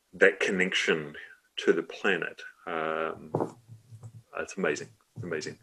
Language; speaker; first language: English; native; English